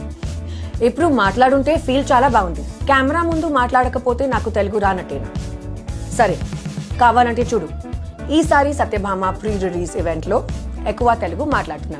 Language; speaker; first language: Telugu; non-native, fluent; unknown